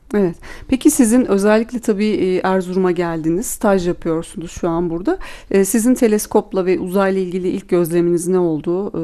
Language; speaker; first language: Turkish; native; Turkish